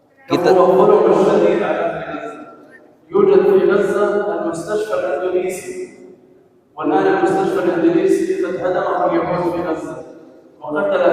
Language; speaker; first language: Arabic; native; Arabic